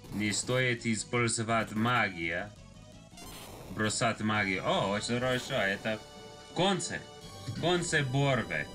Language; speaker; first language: Russian; non-native, learner; English